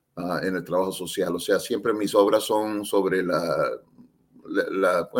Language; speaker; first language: Spanish; early bilingual, heritage; Spanish